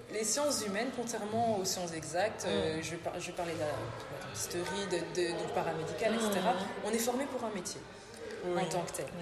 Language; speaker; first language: French; native; French